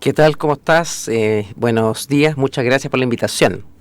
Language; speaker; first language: Spanish; native; Spanish